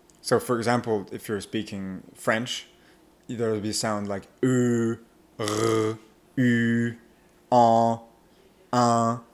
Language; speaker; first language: English; native; English